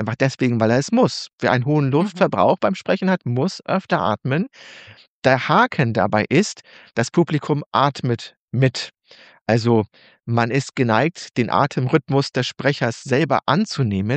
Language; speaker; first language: German; native; German